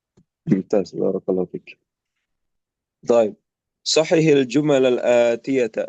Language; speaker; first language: Arabic; non-native, fluent; Indonesian